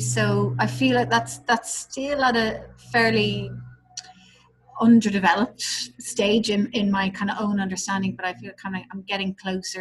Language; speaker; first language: English; native; English